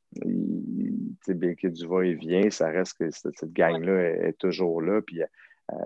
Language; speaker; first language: French; native; French